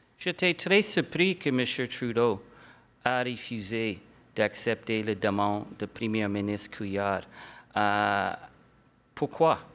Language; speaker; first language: French; non-native, local second language; English